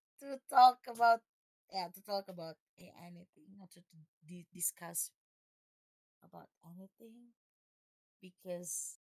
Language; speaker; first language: English; non-native, fluent; Indonesian